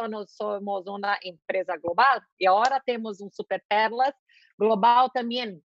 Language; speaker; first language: Spanish; non-native, learner; Portuguese